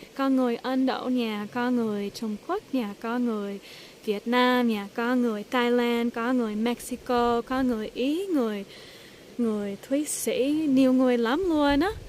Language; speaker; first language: Vietnamese; early bilingual, heritage; English